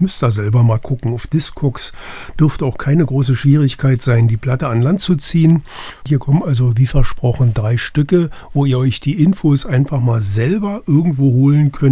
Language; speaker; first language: German; native; German